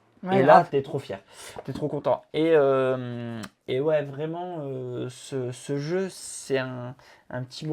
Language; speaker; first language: French; native; French